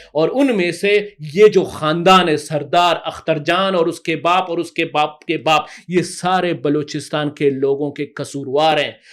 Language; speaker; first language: Urdu; non-native, local second language; Baluchi